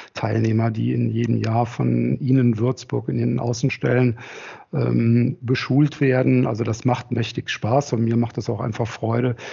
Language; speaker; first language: German; native; German